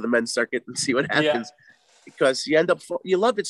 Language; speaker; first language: English; native; English